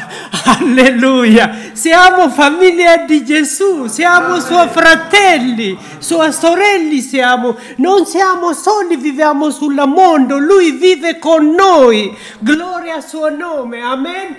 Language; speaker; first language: Italian; non-native, learner; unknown